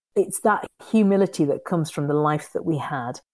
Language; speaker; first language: English; native; English